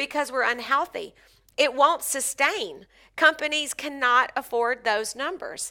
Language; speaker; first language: English; native; English